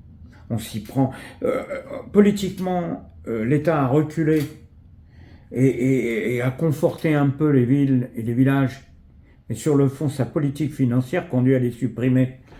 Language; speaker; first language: French; native; French